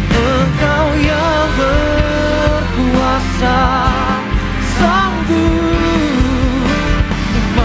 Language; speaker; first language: Indonesian; native; Indonesian